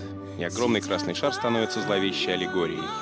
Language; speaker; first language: Russian; native; Russian